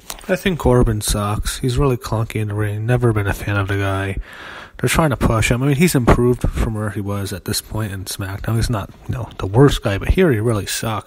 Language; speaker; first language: English; native; English